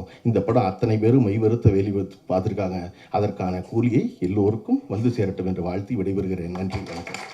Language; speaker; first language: Tamil; native; Tamil